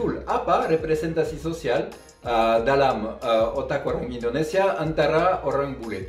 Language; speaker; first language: Indonesian; non-native, fluent; French